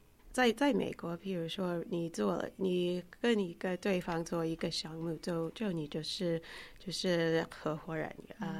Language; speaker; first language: Chinese; non-native, fluent; English